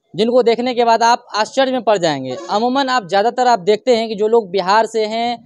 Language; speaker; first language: Hindi; native; Hindi